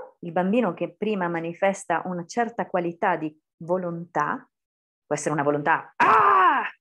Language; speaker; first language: Italian; native; Italian